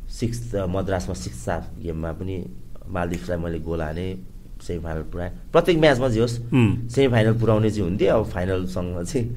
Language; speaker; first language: Nepali; native; Nepali